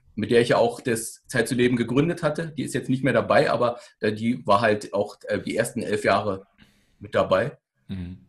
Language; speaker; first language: German; native; German